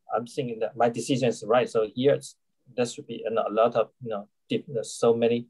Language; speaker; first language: English; non-native, learner; Chinese